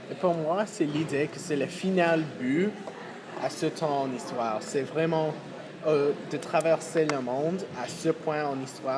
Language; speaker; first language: French; non-native, fluent; English